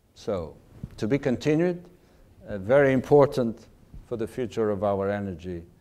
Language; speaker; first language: English; non-native, fluent; Portuguese